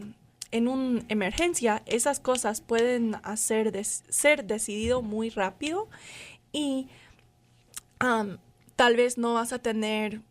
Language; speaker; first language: Spanish; non-native, learner; English